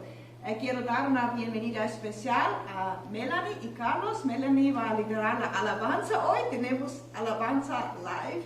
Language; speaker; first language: Spanish; non-native, learner; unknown